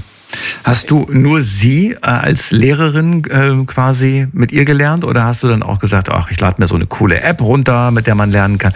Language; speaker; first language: German; native; German